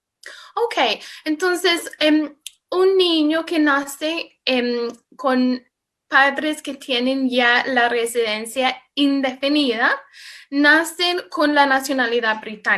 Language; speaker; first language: Spanish; non-native, fluent; English